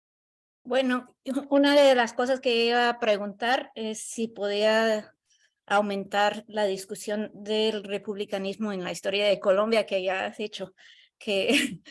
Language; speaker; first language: Spanish; non-native, learner; English